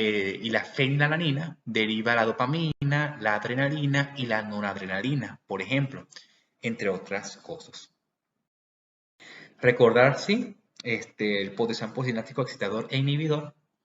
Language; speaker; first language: Spanish; native; Spanish